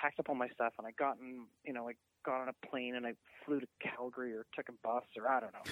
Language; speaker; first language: English; native; English